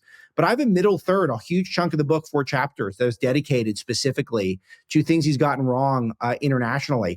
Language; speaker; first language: English; native; English